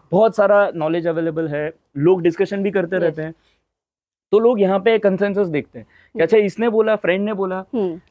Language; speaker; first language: Hindi; non-native, local second language; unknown